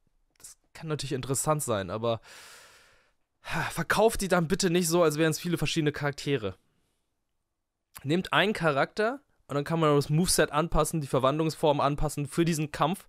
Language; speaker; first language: German; native; German